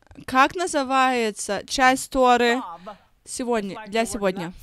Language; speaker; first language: Russian; non-native, fluent; English